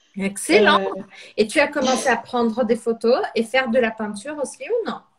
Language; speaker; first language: French; non-native, fluent; Portuguese